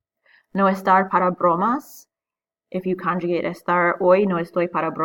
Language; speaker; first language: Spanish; non-native, fluent; English